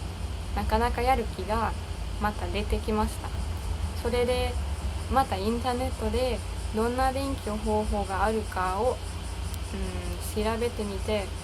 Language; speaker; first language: Japanese; non-native, learner; German